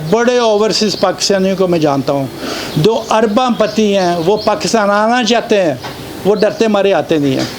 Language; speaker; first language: Urdu; non-native, local second language; Punjabi